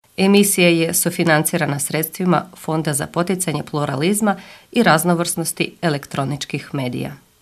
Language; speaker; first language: Serbian; non-native, local second language; Ukrainian